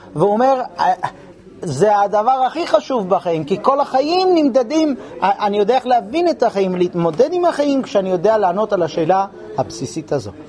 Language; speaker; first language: Hebrew; non-native, fluent; English